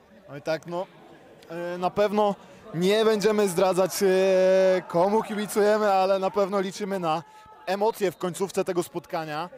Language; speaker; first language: Polish; native; Polish